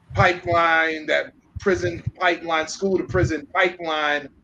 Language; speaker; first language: English; early bilingual, other home language; Spanish